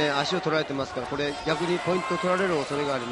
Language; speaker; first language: Japanese; native; Japanese